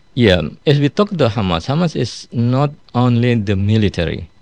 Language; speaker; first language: English; non-native, fluent; Indonesian